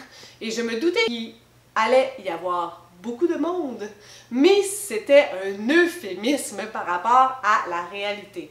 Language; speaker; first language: French; native; French